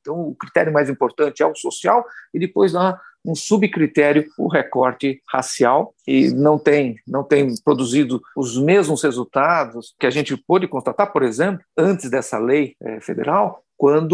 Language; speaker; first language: Portuguese; native; Portuguese